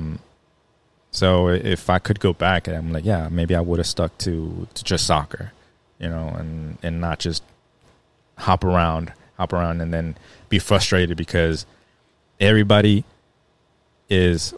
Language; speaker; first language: English; native; English